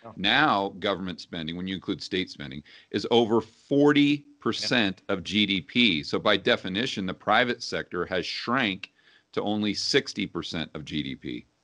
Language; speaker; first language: English; native; English